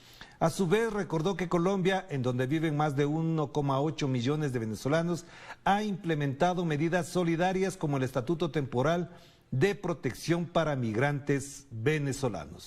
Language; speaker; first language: Spanish; native; Spanish